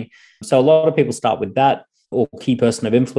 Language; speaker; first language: English; native; English